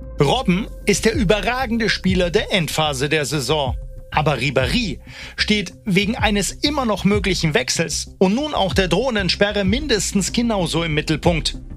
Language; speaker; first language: German; native; German